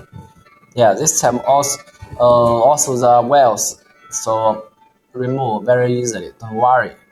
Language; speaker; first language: English; non-native, learner; Chinese